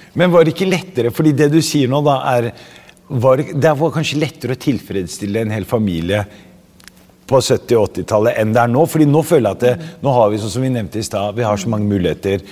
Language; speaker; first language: Norwegian; early bilingual, other home language; Arabic